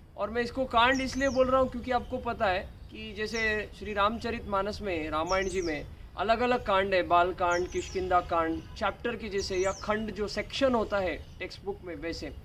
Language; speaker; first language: Hindi; non-native, local second language; Marathi